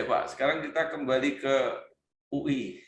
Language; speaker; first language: Indonesian; native; Indonesian